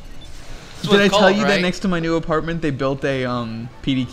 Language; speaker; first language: English; native; English